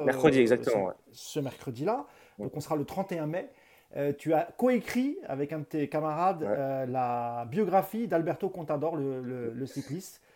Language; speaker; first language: French; native; French